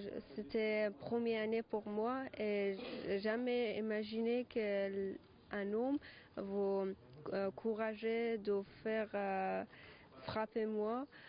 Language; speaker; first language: French; non-native, learner; Persian